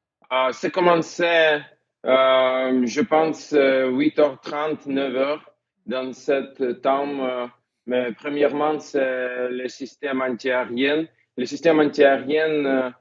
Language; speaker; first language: French; non-native, learner; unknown